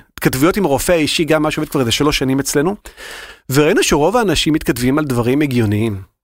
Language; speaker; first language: Hebrew; native; Hebrew